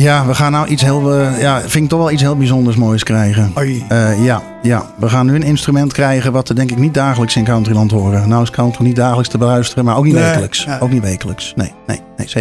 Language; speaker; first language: Dutch; native; Dutch